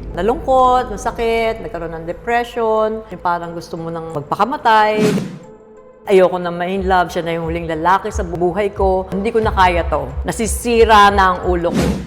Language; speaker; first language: Filipino; native; Filipino